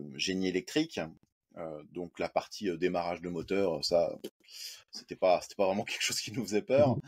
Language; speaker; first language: French; native; French